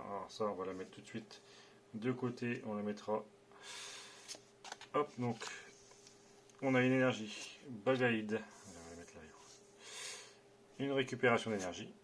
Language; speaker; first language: French; native; French